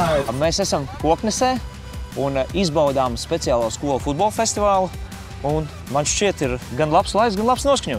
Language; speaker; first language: Latvian; native; Latvian